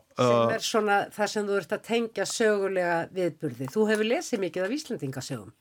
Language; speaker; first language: Icelandic; native; Icelandic